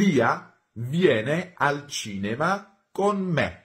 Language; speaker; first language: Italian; non-native, fluent; Georgian